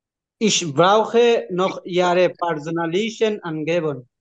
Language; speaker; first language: German; non-native, learner; Bangla